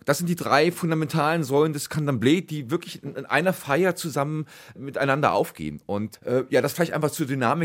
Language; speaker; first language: German; native; German